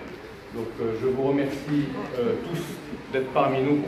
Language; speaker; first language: French; non-native, local second language; Arabic